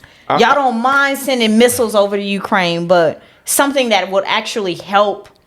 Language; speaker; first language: English; native; English